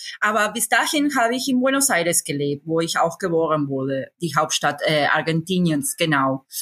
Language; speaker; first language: German; non-native, fluent; Spanish